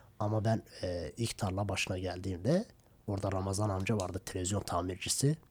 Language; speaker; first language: Turkish; non-native, local second language; Kurdish